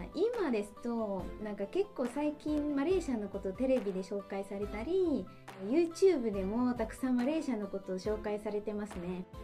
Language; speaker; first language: Japanese; non-native, fluent; Malay